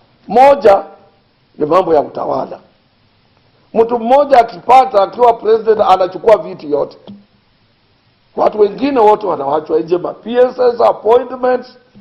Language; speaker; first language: Swahili; non-native, local second language; Luyia